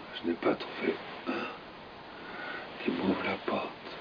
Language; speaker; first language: French; native; French